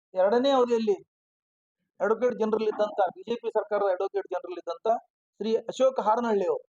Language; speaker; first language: Kannada; native; Kannada